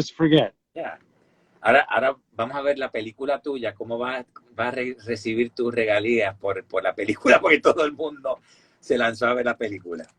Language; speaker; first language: Spanish; native; Spanish